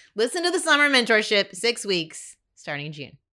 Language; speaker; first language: English; native; English